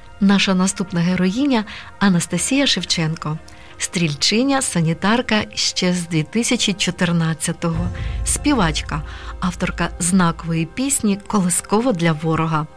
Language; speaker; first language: Ukrainian; native; Ukrainian